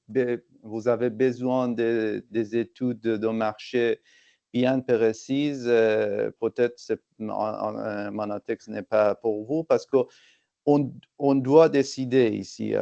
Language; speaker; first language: French; non-native, fluent; Persian